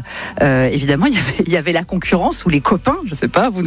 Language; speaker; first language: French; native; French